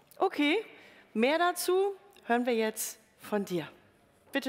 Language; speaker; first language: German; native; German